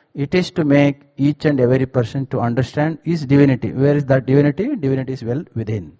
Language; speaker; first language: English; non-native, local second language; Kannada